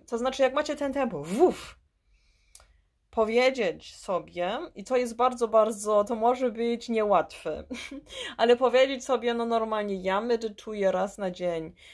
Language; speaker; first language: Polish; early bilingual, heritage; Polish